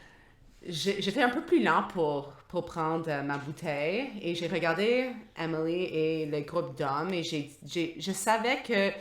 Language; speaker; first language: French; non-native, local second language; English